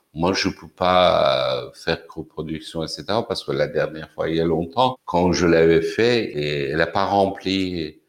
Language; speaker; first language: French; non-native, fluent; Persian